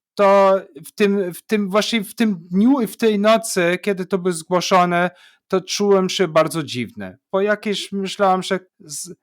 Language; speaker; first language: Polish; non-native, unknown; German